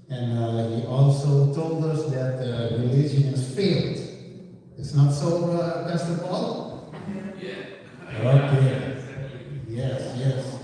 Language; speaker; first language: English; non-native, fluent; Dutch